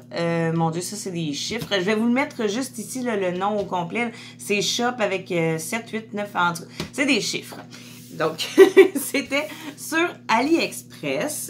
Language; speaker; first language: French; native; French